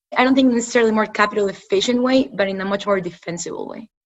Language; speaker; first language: English; non-native, fluent; Spanish